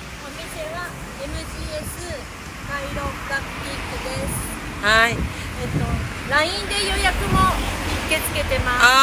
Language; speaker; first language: Japanese; non-native, fluent; Thai